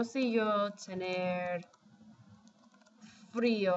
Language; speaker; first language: Spanish; non-native, fluent; English